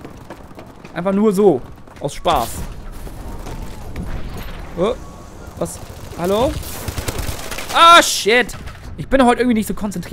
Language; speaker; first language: German; native; German